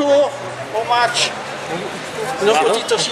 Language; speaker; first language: French; native; French